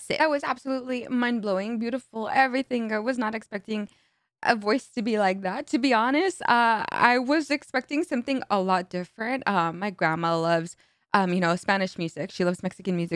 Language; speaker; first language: English; early bilingual, other home language; Spanish